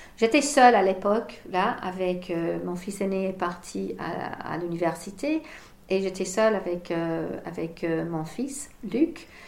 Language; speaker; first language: French; non-native, fluent; English